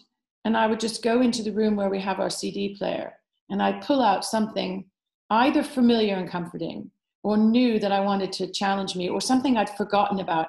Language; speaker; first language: English; native; English